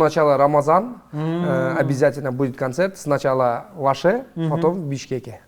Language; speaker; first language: Russian; non-native, local second language; Kyrgyz